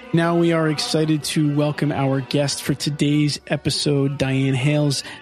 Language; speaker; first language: English; native; English